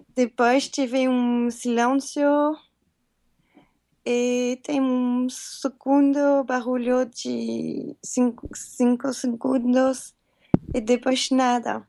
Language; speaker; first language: Portuguese; non-native, learner; French